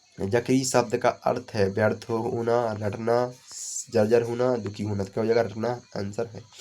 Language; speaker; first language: Hindi; native; Hindi